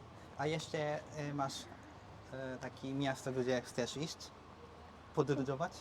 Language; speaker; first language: Polish; non-native, learner; Japanese